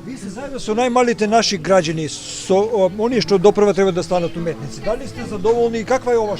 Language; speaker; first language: Macedonian; native; Macedonian